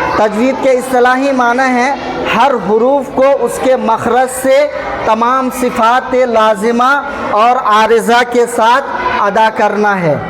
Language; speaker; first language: Urdu; native; Urdu